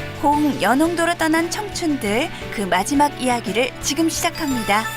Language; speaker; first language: Korean; native; Korean